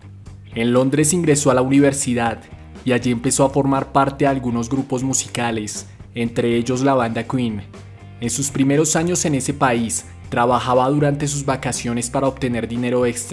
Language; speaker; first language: Spanish; native; Spanish